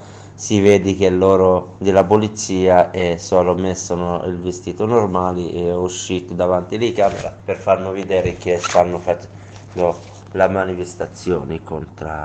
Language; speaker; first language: Italian; non-native, learner; Arabic